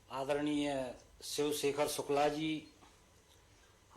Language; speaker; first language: Hindi; native; Hindi